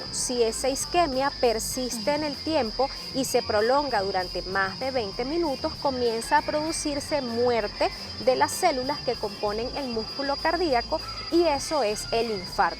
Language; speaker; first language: Spanish; native; Spanish